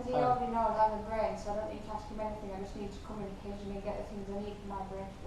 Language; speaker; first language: English; native; English